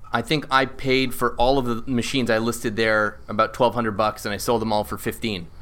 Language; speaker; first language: English; native; English